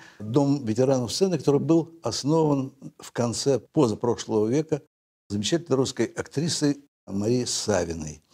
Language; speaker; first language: Russian; native; Russian